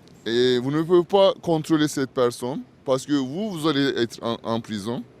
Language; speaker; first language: French; non-native, learner; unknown